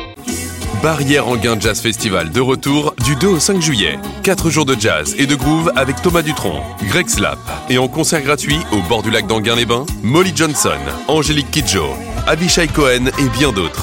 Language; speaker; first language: French; native; French